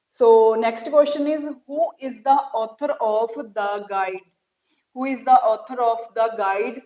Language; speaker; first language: English; non-native, local second language; Punjabi